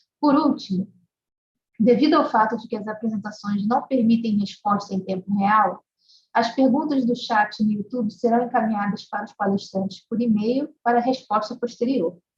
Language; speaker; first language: Portuguese; native; Portuguese